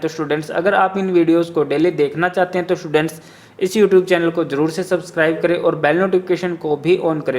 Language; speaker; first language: Hindi; native; Hindi